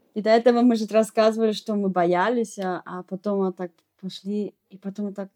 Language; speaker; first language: Russian; early bilingual, heritage; Russian